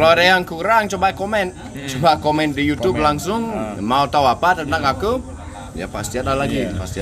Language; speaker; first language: Indonesian; non-native, fluent; English